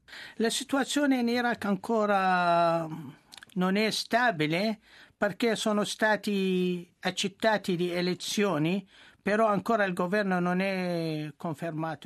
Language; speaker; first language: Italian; non-native, fluent; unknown